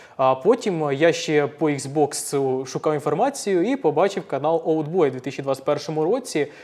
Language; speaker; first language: Ukrainian; native; Ukrainian